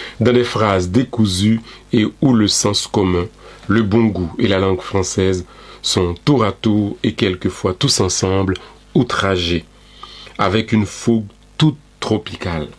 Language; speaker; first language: French; non-native, local second language; Haitian Creole